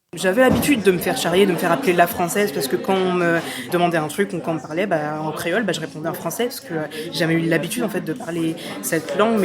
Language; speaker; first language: French; native; French